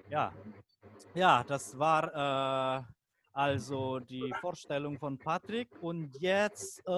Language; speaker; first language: German; non-native, fluent; Indonesian